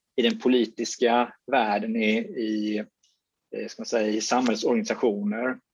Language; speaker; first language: Swedish; native; Swedish